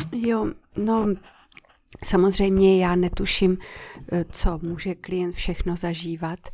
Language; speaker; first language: Czech; non-native, fluent; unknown